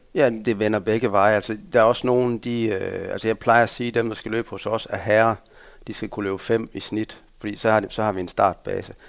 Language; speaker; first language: Danish; native; Danish